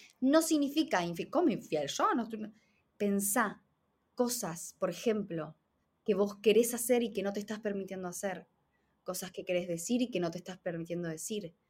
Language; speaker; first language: Spanish; native; Spanish